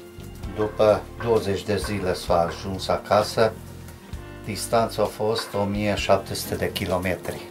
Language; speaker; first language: Romanian; non-native, local second language; Hungarian